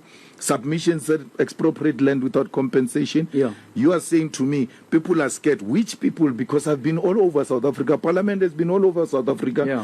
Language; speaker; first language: English; non-native, local second language; Northern Sotho